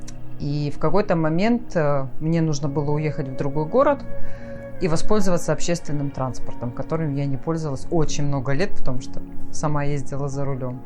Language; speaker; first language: Russian; native; Russian